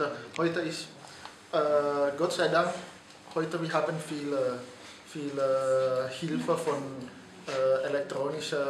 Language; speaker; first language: German; non-native, learner; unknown